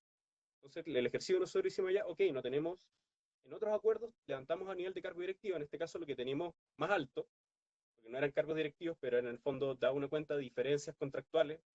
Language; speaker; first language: Spanish; native; Spanish